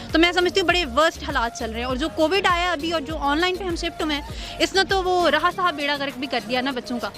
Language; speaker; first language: Urdu; non-native, local second language; Punjabi